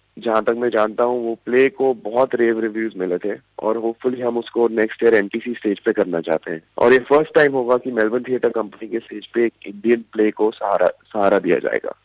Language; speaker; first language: Hindi; native; Hindi